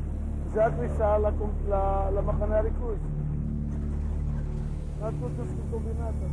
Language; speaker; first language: Hebrew; non-native, fluent; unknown